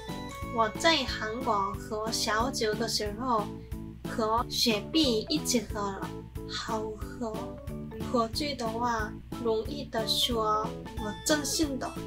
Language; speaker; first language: Chinese; non-native, learner; Korean